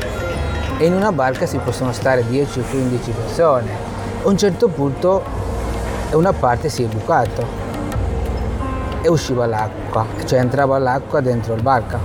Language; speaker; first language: Italian; non-native, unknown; Bangla